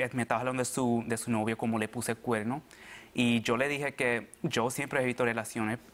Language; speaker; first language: Spanish; early bilingual, other home language; Arabic